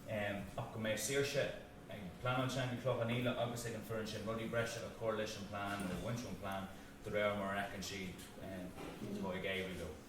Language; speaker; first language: Irish; native; Irish